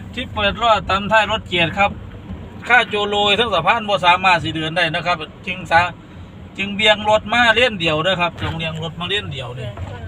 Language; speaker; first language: Thai; native; Thai